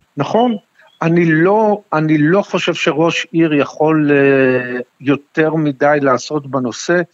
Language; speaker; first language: Hebrew; native; Hebrew